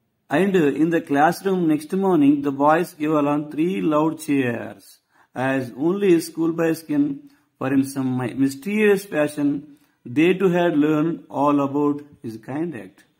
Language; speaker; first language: English; non-native, local second language; Telugu